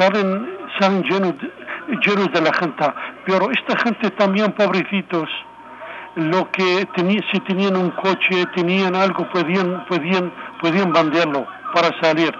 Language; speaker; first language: Spanish; non-native, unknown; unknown